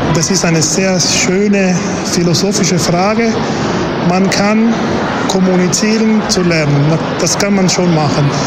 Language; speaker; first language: German; non-native, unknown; Spanish